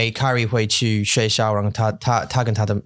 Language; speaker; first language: Chinese; non-native, learner; English